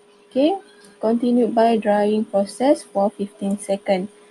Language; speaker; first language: English; non-native, local second language; Malay